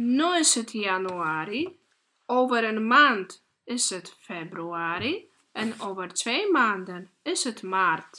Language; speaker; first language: Dutch; non-native, fluent; Polish